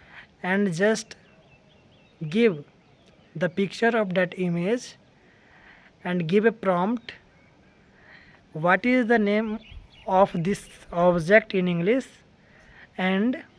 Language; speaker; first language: English; non-native, learner; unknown